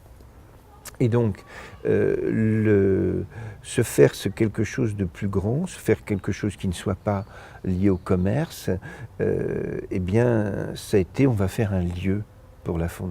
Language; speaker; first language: French; native; French